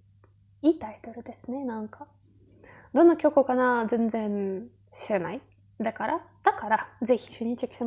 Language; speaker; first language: Japanese; non-native, learner; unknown